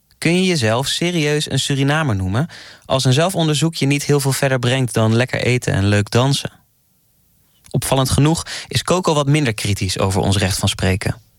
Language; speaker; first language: Dutch; native; Dutch